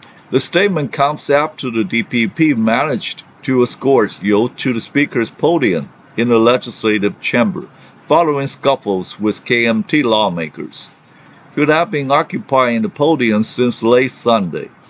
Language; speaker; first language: English; non-native, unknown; Chinese